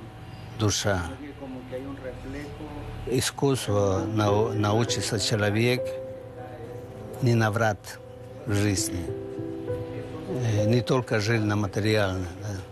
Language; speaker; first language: Russian; non-native, fluent; Spanish